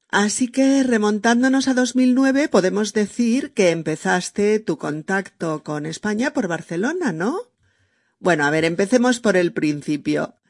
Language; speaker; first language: Spanish; native; Spanish